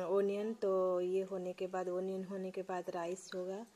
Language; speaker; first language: Hindi; non-native, local second language; Odia